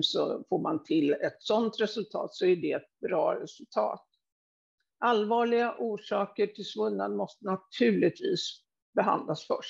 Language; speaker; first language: Swedish; native; Swedish